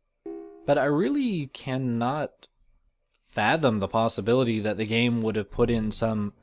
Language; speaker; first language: English; native; English